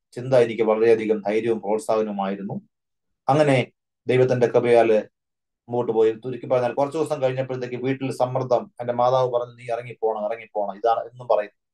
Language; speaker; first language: Malayalam; native; Malayalam